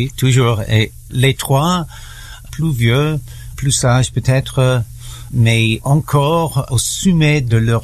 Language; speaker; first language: French; non-native, learner; English